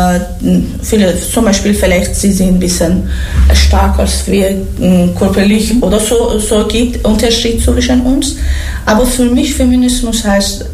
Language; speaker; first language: German; non-native, learner; Persian